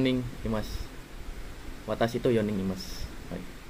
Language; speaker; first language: Japanese; non-native, learner; Indonesian